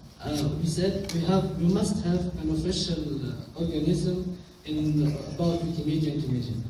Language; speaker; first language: English; non-native, local second language; Arabic